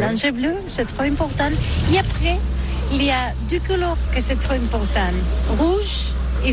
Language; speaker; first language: French; non-native, learner; Catalan